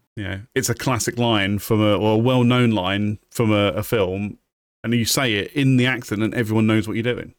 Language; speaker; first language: English; native; English